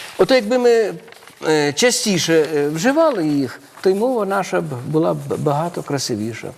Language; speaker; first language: Ukrainian; native; Ukrainian